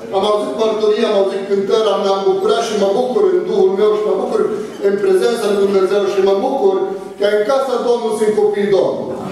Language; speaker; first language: Romanian; non-native, fluent; Arabic